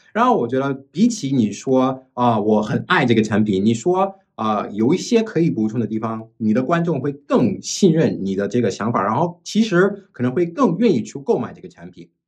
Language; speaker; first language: Chinese; non-native, fluent; English